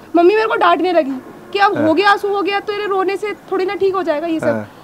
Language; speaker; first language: Hindi; native; Hindi